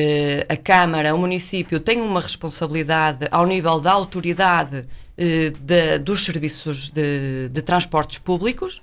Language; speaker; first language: Portuguese; native; Portuguese